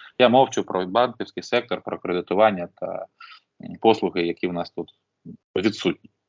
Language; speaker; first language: Ukrainian; non-native, local second language; Russian